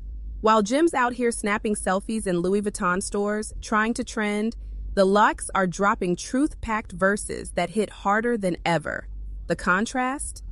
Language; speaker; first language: English; native; English